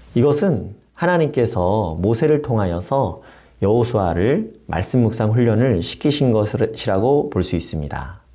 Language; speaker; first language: Korean; native; Korean